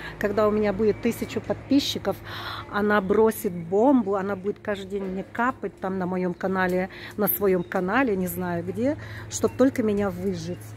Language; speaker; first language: Russian; native; Russian